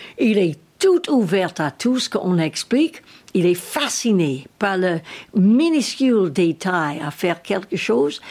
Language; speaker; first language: French; non-native, learner; English